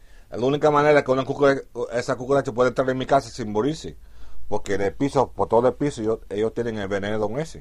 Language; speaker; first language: Spanish; early bilingual, heritage; Spanish